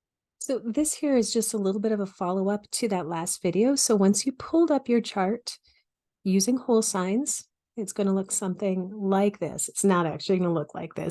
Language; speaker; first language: English; native; English